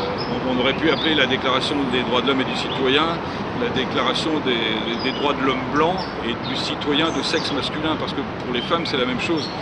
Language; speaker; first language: French; native; French